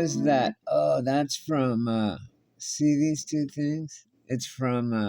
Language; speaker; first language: English; native; English